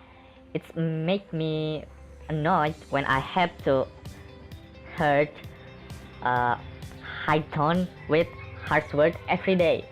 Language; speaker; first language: English; non-native, learner; Indonesian